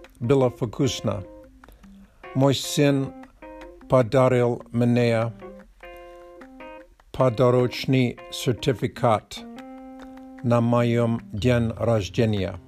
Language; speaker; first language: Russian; non-native, learner; English